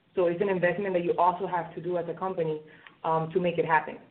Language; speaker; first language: English; non-native, fluent; Spanish